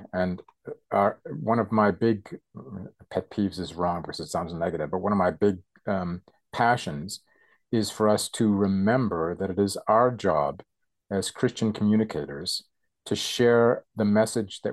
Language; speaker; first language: English; native; English